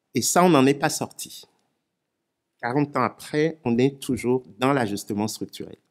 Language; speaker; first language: French; non-native, local second language; Ewe